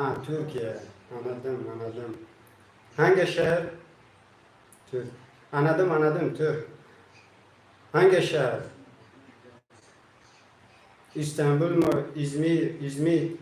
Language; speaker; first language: Turkish; non-native, learner; Tajik